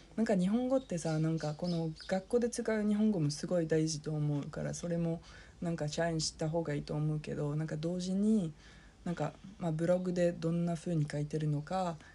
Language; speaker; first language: Japanese; non-native, fluent; French